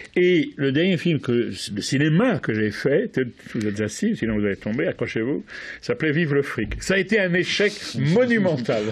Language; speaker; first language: French; native; French